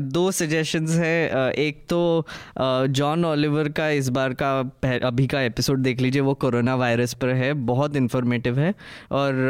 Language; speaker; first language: Hindi; native; Hindi